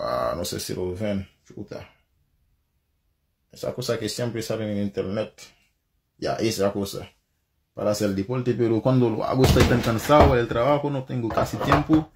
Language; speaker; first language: Spanish; non-native, fluent; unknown